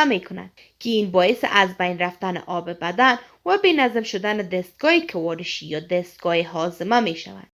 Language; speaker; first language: Persian; native; Persian